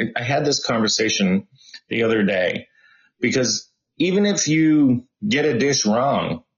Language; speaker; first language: English; native; English